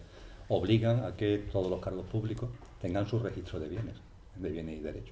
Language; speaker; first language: Spanish; native; Spanish